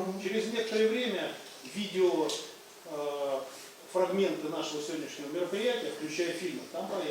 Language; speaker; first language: Russian; native; Russian